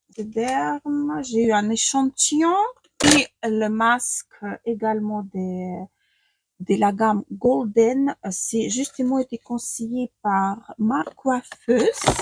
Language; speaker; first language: French; non-native, fluent; Ukrainian